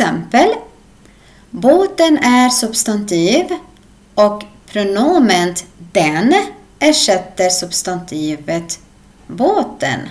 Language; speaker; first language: Swedish; non-native, fluent; Arabic